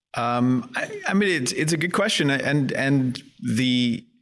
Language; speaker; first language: English; non-native, fluent; Danish